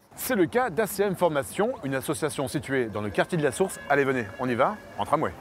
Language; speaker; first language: French; native; French